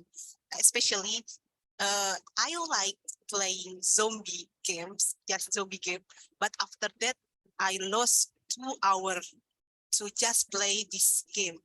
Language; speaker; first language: English; non-native, learner; Indonesian